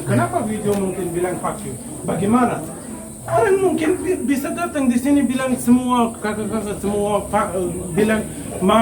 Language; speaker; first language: Indonesian; non-native, learner; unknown